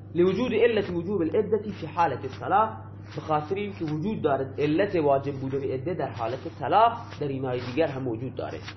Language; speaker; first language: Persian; non-native, local second language; Baluchi